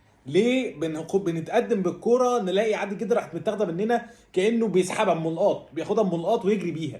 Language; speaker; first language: Arabic; native; Arabic